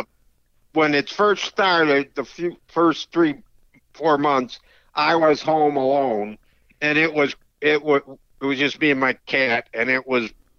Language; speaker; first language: English; native; English